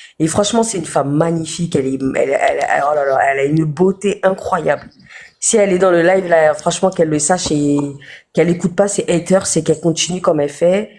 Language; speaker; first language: French; early bilingual, other home language; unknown